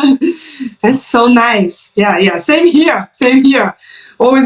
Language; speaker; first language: English; non-native, fluent; Chinese